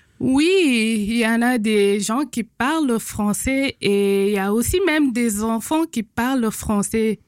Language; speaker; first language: French; non-native, local second language; Wolof